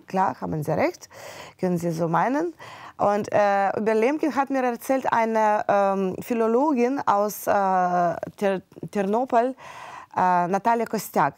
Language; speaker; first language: German; non-native, fluent; Russian